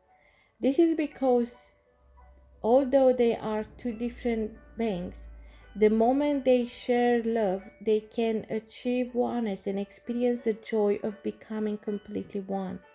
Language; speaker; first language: English; non-native, fluent; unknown